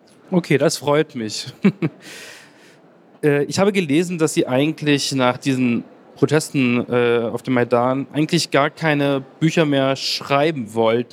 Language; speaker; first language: German; native; German